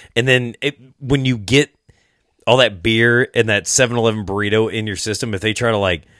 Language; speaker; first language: English; native; English